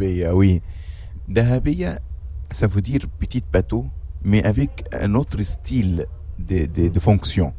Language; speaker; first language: French; non-native, learner; Arabic